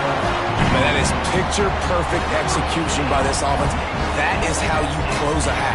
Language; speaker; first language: English; native; English